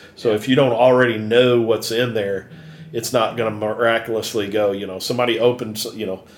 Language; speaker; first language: English; native; English